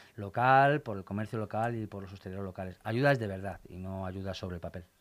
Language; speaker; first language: Spanish; native; Spanish